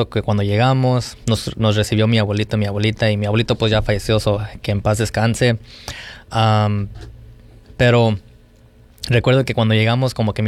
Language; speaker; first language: Spanish; early bilingual, heritage; Spanish